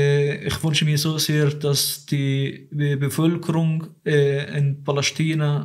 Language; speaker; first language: German; non-native, fluent; Arabic